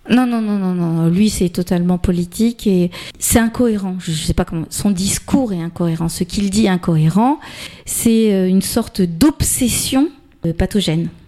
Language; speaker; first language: French; native; French